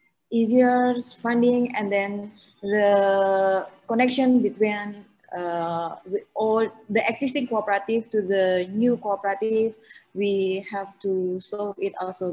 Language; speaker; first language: English; non-native, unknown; Indonesian